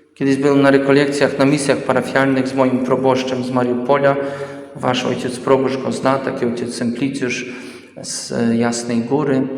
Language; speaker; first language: Polish; early bilingual, heritage; Polish